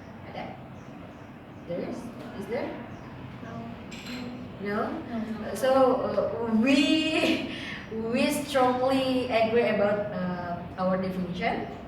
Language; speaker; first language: English; non-native, learner; Indonesian